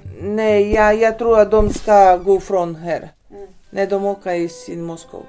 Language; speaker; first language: Swedish; early bilingual, heritage; Swedish